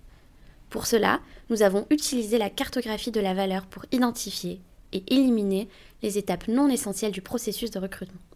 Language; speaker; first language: French; native; French